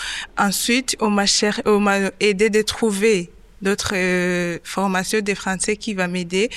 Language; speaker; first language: French; non-native, local second language; Kinyarwanda